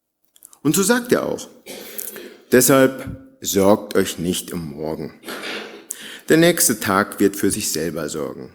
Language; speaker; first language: German; native; German